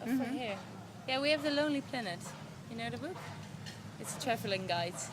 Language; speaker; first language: English; non-native, fluent; Dutch